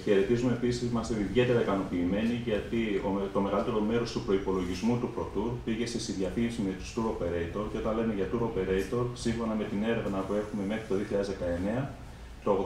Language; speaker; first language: Greek; native; Greek